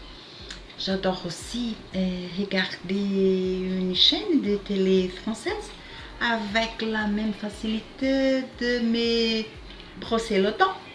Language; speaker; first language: French; non-native, learner; Portuguese